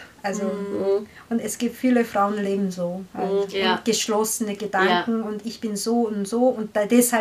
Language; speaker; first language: German; non-native, learner; Korean